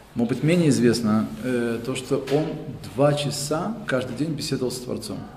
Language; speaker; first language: Russian; early bilingual, heritage; Russian